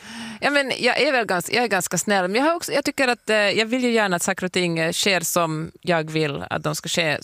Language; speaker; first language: Swedish; native; Swedish